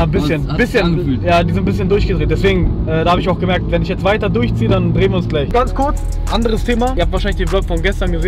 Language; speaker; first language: German; native; German